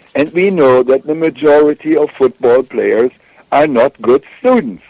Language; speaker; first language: English; non-native, fluent; German